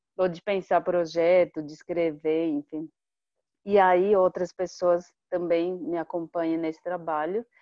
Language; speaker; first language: Portuguese; non-native, local second language; Guarani